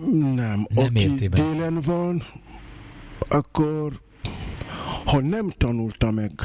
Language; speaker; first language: Hungarian; non-native, fluent; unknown